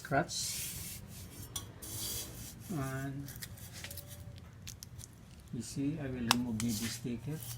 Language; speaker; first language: English; non-native, local second language; Filipino